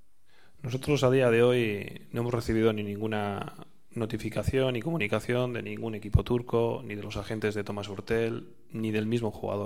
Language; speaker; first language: Spanish; native; Spanish